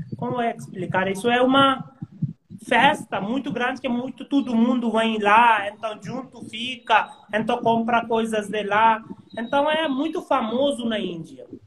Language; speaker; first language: Portuguese; non-native, learner; Hindi